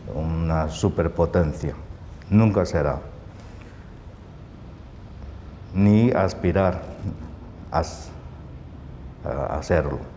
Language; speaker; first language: Spanish; non-native, fluent; Chinese